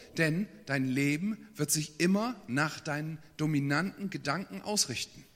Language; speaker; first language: German; native; German